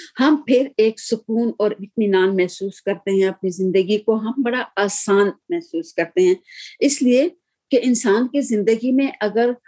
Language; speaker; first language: Urdu; native; Urdu